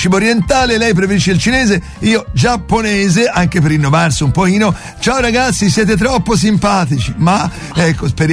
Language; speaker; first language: Italian; native; Italian